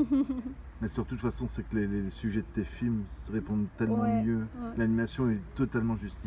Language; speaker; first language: French; native; French